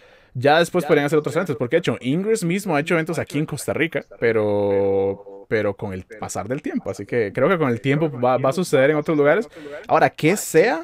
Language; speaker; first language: Spanish; native; Spanish